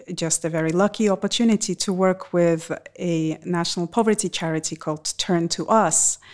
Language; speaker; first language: English; non-native, fluent; Russian